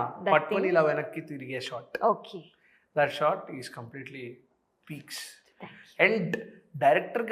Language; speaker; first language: Telugu; native; Telugu